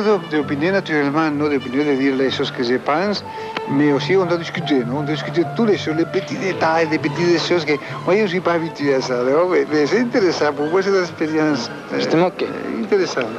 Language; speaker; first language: French; non-native, fluent; Spanish